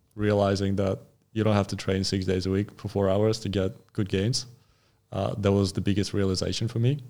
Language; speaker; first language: English; non-native, fluent; Russian